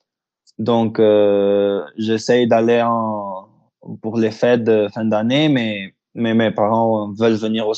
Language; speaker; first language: French; early bilingual, heritage; French